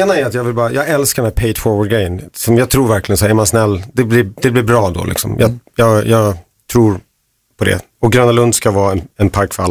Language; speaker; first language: Swedish; native; Swedish